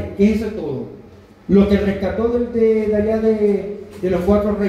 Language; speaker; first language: Spanish; native; Spanish